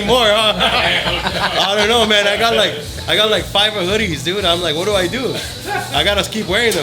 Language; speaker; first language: English; native; English